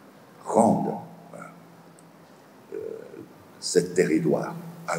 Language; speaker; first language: French; non-native, fluent; Chinese